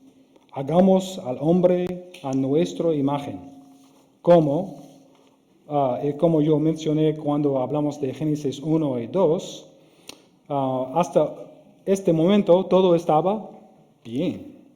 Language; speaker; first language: Spanish; non-native, fluent; English